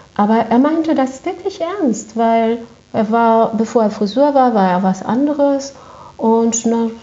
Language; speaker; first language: German; non-native, fluent; French